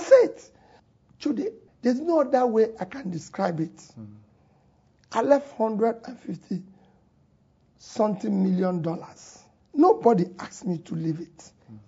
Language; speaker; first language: English; non-native, local second language; Igbo